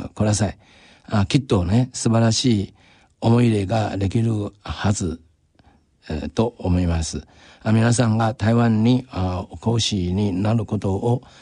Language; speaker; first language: Japanese; non-native, fluent; Chinese